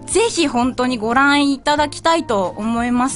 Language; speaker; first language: Japanese; native; Japanese